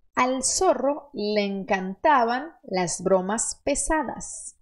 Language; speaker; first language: Spanish; non-native, fluent; Portuguese